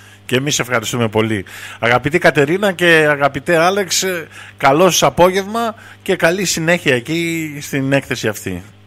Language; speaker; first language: Greek; native; Greek